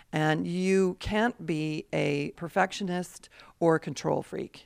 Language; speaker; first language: English; native; English